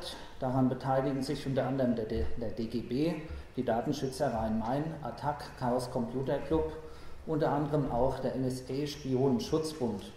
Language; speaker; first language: German; native; German